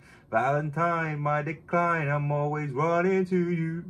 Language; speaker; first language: English; native; English